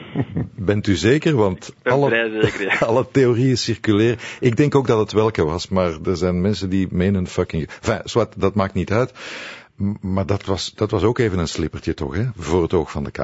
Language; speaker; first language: Dutch; native; Dutch